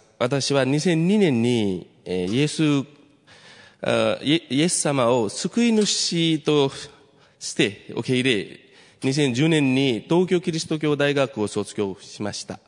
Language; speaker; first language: Japanese; non-native, fluent; Nepali